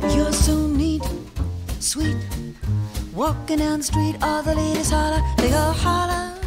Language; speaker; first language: English; native; English